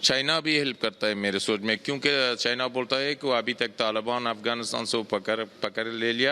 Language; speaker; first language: Hindi; non-native, learner; Persian